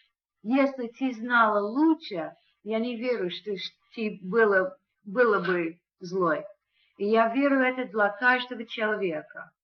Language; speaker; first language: Russian; non-native, learner; English